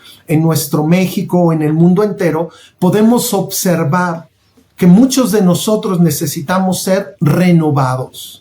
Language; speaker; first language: Spanish; native; Spanish